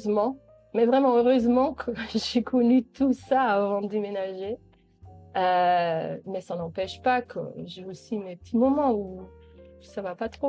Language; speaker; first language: French; non-native, local second language; Dutch